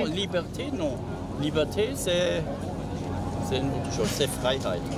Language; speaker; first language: French; non-native, learner; German